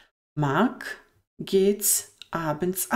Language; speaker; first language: German; non-native, fluent; Bosnian